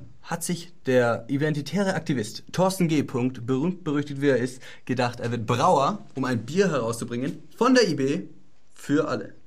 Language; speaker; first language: German; native; German